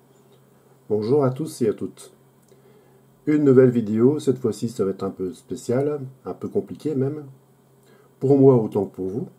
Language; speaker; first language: French; native; French